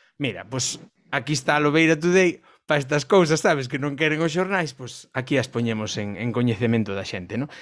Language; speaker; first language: Galician; non-native, local second language; Spanish